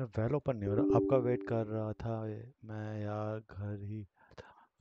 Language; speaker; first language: Hindi; native; Hindi